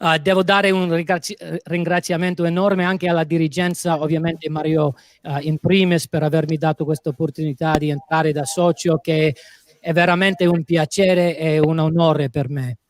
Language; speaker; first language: Italian; non-native, fluent; English